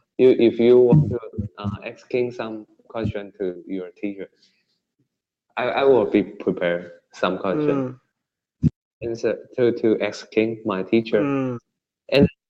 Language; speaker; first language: English; non-native, learner; Chinese